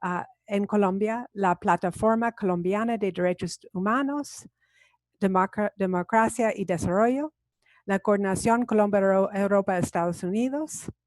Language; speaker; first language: Spanish; non-native, fluent; English